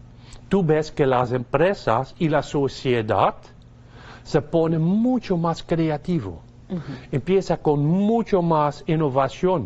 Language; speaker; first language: Spanish; non-native, fluent; Dutch